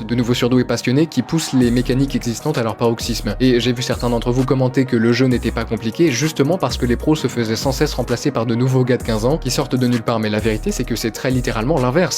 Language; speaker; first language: French; native; French